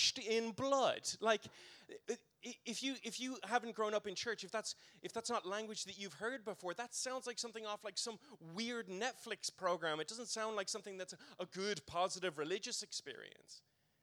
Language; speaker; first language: English; native; English